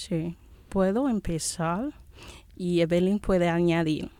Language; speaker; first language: Spanish; non-native, fluent; Haitian Creole